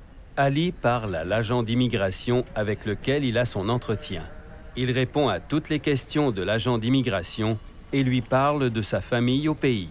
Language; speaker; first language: French; native; French